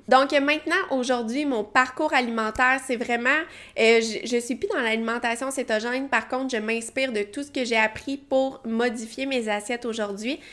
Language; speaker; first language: French; native; French